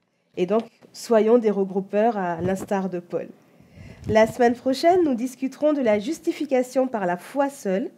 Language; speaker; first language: French; native; French